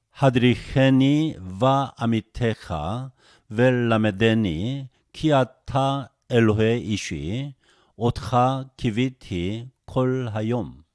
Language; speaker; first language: Hebrew; non-native, fluent; Korean